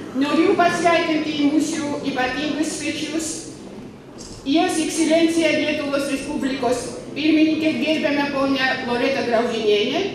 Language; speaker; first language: Lithuanian; non-native, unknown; Georgian